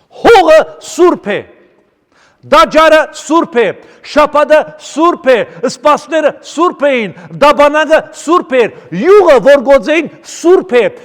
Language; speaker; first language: Armenian; native; Armenian